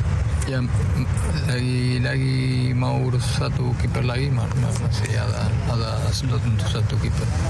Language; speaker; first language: Indonesian; non-native, fluent; Spanish